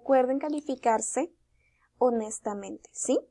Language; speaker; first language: Spanish; native; Spanish